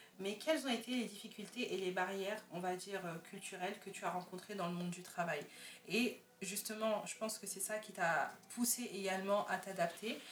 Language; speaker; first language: French; native; French